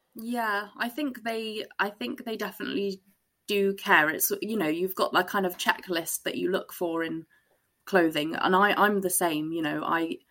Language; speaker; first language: English; native; English